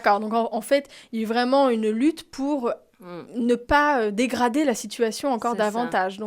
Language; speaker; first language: French; native; French